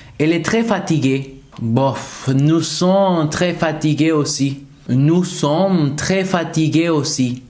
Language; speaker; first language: French; non-native, fluent; Spanish